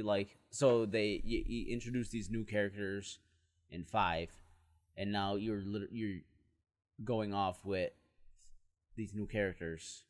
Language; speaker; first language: English; native; English